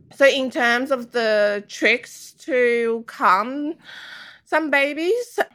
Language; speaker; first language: English; non-native, fluent; Chinese